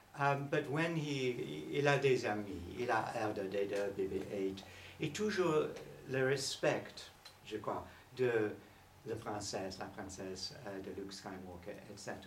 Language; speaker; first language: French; non-native, learner; English